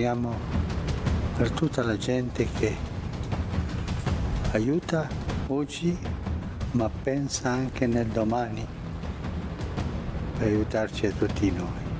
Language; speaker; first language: Italian; non-native, fluent; Spanish